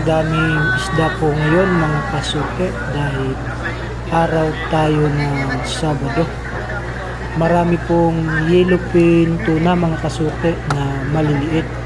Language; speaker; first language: Filipino; native; Filipino